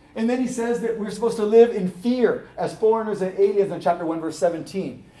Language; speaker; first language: English; native; English